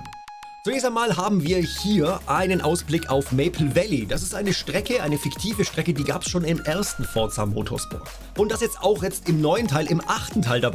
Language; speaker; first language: German; native; German